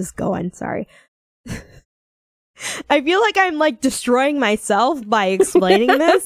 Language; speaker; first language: English; native; English